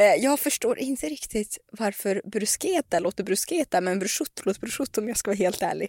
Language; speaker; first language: Swedish; native; Swedish